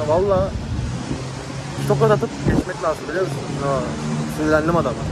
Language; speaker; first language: Turkish; native; Turkish